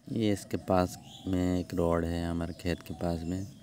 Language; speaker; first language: Hindi; non-native, local second language; Odia